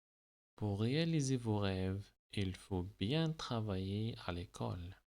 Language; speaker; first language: French; non-native, local second language; Arabic